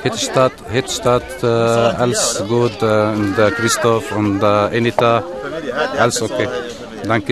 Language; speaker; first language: German; non-native, learner; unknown